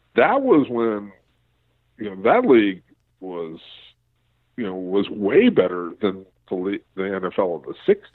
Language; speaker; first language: English; native; English